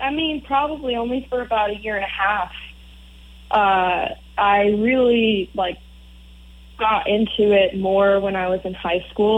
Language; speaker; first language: English; native; English